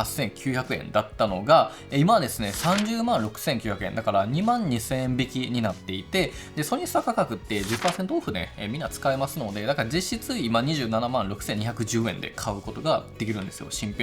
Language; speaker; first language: Japanese; native; Japanese